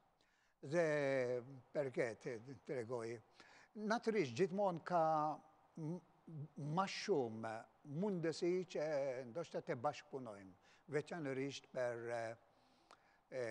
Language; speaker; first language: Albanian; non-native, fluent; Maltese